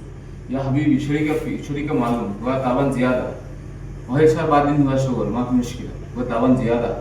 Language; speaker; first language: Arabic; non-native, learner; Bangla